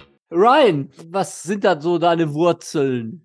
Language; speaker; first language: German; native; German